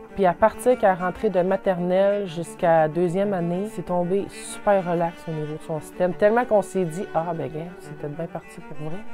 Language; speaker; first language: French; native; French